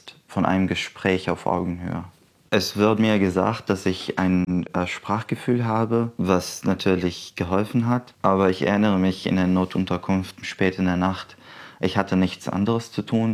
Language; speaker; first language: German; non-native, fluent; Arabic